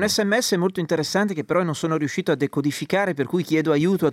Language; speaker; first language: Italian; native; Italian